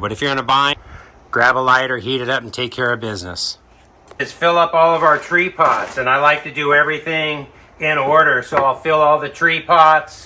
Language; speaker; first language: English; native; English